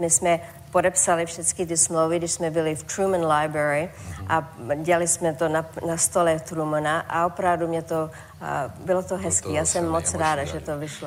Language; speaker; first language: Czech; early bilingual, heritage; Czech